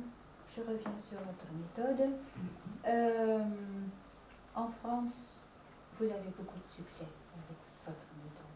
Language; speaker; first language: French; non-native, fluent; Dutch